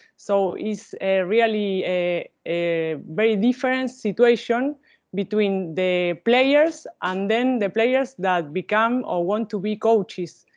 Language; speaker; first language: English; non-native, learner; Spanish